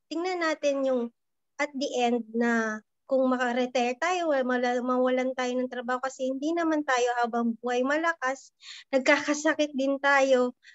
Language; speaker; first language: Filipino; native; Filipino